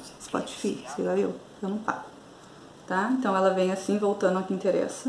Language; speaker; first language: Portuguese; native; Portuguese